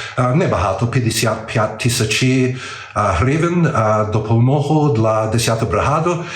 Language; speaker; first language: Ukrainian; early bilingual, heritage; Ukrainian